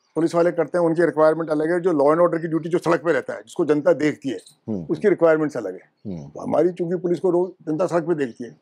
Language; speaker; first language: Hindi; native; Hindi